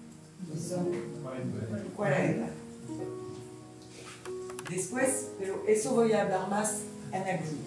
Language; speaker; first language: Spanish; non-native, learner; Greek